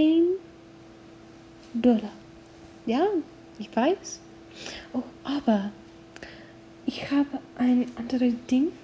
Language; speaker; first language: German; non-native, learner; English